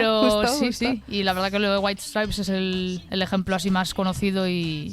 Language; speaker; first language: Spanish; native; Spanish